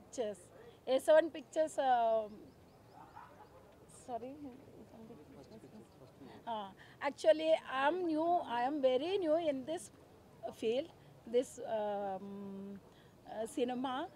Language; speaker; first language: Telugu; non-native, learner; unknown